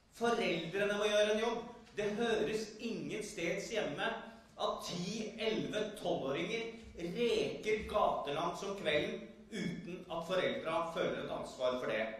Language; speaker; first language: Norwegian; native; Norwegian